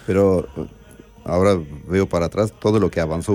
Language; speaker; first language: Spanish; non-native, fluent; Armenian